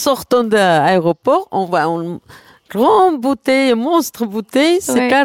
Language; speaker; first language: French; non-native, learner; Armenian